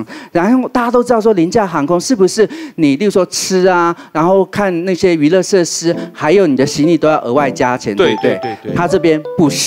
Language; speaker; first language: Chinese; native; Chinese